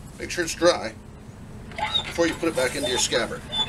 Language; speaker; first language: English; native; English